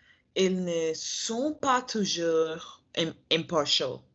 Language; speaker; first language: French; non-native, learner; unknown